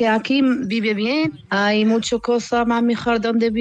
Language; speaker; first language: Spanish; non-native, learner; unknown